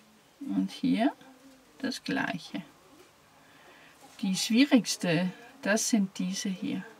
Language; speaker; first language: German; non-native, fluent; Danish